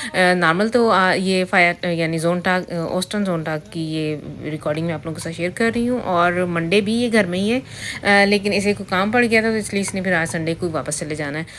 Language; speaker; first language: Urdu; native; Urdu